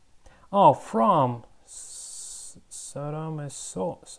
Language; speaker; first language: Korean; non-native, learner; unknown